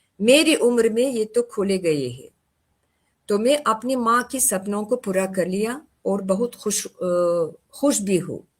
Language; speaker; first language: Hindi; non-native, fluent; Tajik